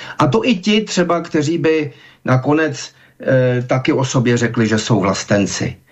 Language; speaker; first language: Czech; native; Czech